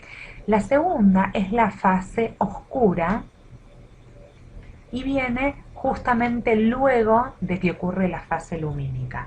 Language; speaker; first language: Spanish; native; Spanish